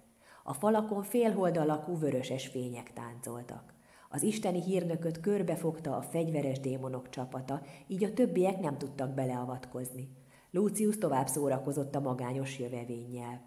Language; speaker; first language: Hungarian; native; Hungarian